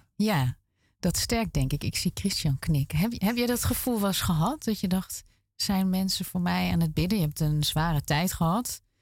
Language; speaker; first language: Dutch; native; Dutch